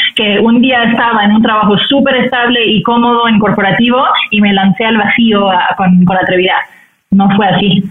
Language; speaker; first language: Spanish; non-native, fluent; French